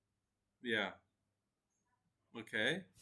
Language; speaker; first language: English; non-native, fluent; Chinese